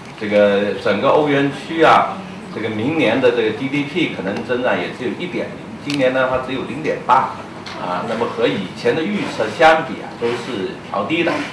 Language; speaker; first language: Chinese; native; Chinese